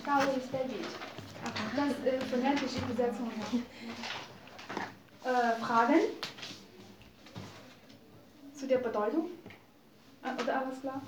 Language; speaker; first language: German; non-native, fluent; Chinese